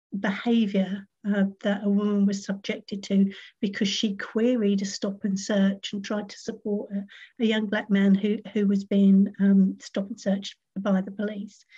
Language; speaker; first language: English; native; English